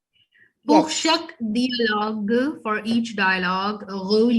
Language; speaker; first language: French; non-native, fluent; Hindi